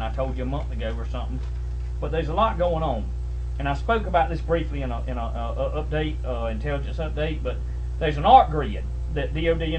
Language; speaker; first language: English; native; English